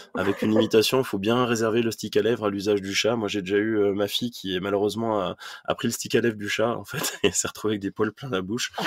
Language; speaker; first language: French; native; French